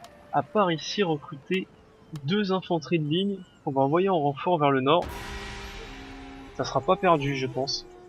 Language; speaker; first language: French; native; French